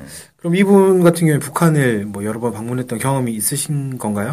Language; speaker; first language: Korean; native; Korean